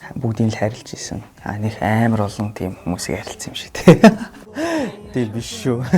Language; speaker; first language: Mongolian; non-native, fluent; Russian